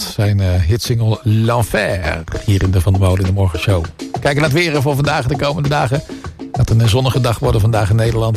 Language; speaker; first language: Dutch; native; Dutch